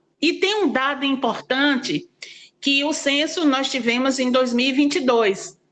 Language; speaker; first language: Portuguese; native; Portuguese